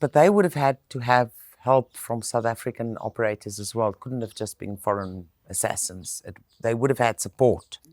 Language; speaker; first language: English; non-native, local second language; Afrikaans